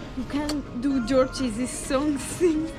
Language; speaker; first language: English; non-native, learner; Russian